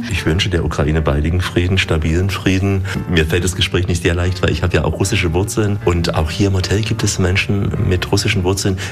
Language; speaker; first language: German; native; German